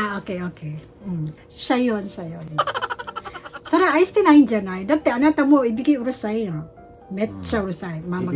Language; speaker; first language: Japanese; non-native, fluent; Filipino